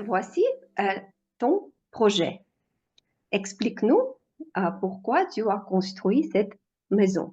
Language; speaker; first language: French; non-native, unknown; Russian